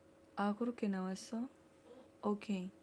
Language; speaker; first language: Korean; non-native, learner; Cebuano